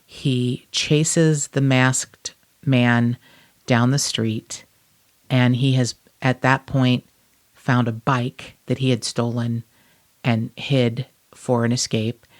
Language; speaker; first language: English; native; English